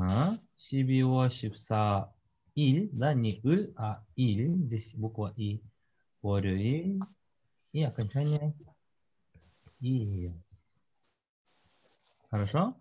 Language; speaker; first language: Russian; non-native, fluent; Korean